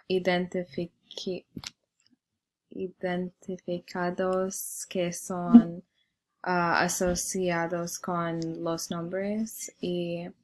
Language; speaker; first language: Spanish; non-native, learner; English